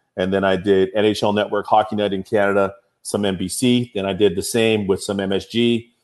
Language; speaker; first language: English; native; English